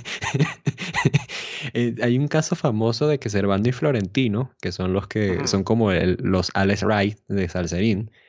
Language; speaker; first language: Spanish; native; Spanish